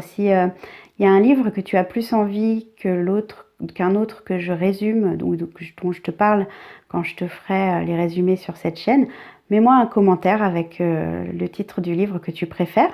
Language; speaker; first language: French; native; French